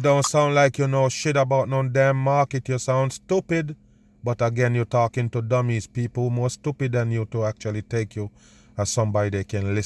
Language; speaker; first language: English; native; English